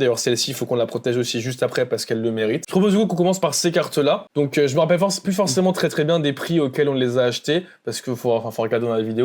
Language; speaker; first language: French; native; French